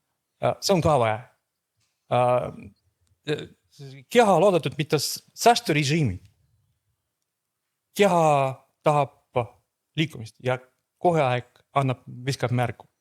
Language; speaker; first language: Estonian; non-native, fluent; Russian